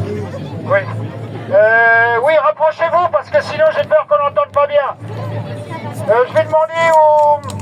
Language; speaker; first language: French; native; French